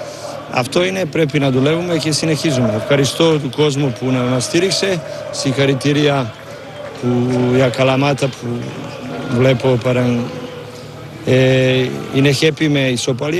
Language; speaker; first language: Greek; non-native, learner; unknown